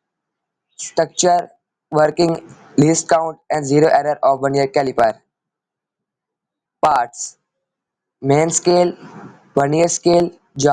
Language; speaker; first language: English; non-native, local second language; Urdu